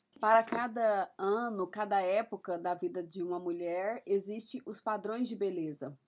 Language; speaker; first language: Portuguese; native; Portuguese